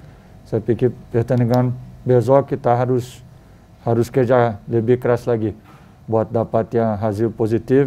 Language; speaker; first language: Indonesian; non-native, fluent; Portuguese